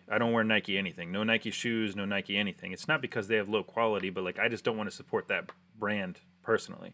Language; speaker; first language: English; early bilingual, other home language; Japanese